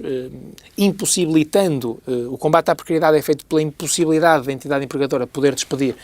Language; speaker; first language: Portuguese; native; Portuguese